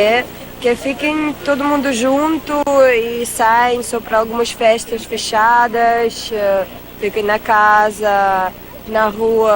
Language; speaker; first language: Portuguese; non-native, fluent; Russian